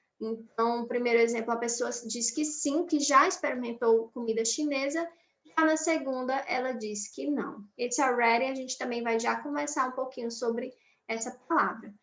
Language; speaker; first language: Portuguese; native; Portuguese